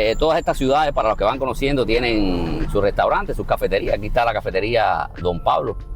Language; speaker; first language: Spanish; native; Spanish